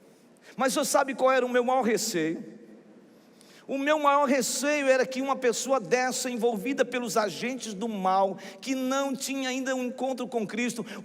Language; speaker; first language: Portuguese; native; Portuguese